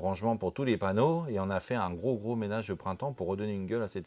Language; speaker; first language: French; native; French